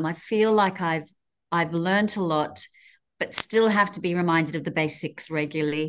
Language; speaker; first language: English; native; English